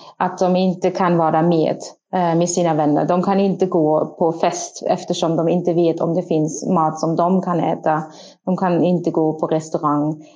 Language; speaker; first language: Swedish; non-native, fluent; German